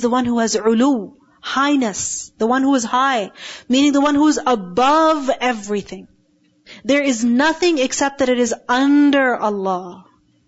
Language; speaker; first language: English; non-native, local second language; Urdu